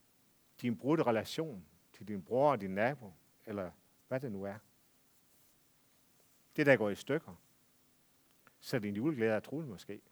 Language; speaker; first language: Danish; native; Danish